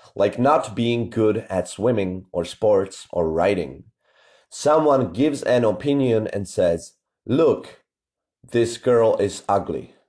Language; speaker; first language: English; non-native, fluent; Czech